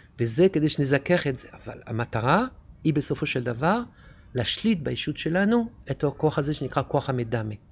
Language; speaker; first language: Hebrew; non-native, fluent; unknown